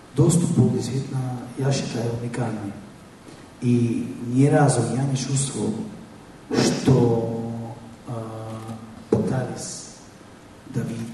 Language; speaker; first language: Russian; non-native, fluent; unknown